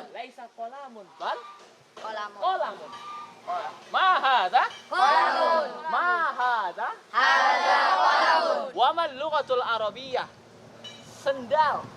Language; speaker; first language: Arabic; non-native, learner; Indonesian